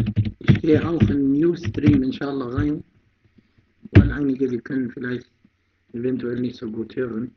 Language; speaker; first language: German; non-native, fluent; Arabic